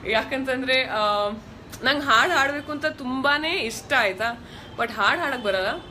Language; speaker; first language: Kannada; non-native, local second language; Kodava